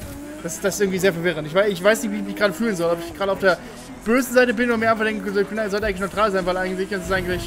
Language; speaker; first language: German; native; German